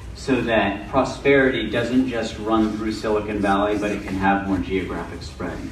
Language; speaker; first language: English; native; English